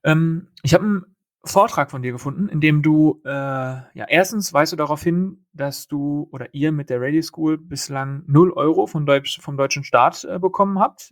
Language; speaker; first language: German; native; German